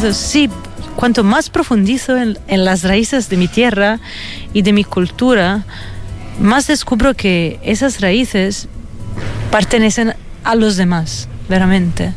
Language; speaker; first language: Spanish; non-native, fluent; Italian